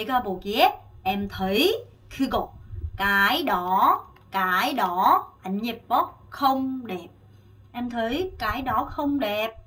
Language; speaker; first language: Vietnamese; non-native, fluent; Korean